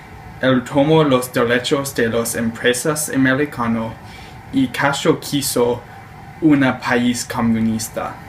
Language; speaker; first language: Spanish; non-native, learner; English